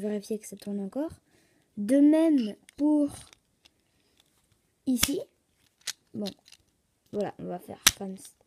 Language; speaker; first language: French; native; French